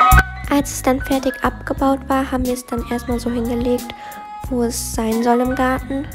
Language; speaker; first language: German; native; German